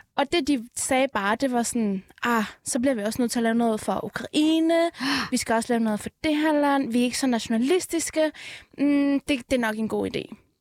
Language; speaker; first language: Danish; early bilingual, other home language; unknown